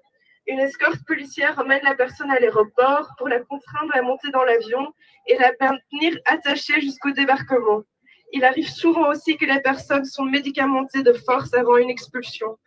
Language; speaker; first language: French; native; French